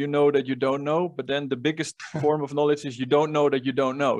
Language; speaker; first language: English; non-native, fluent; Dutch